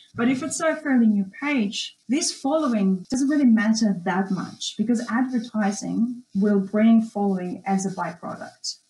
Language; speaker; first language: English; non-native, fluent; Russian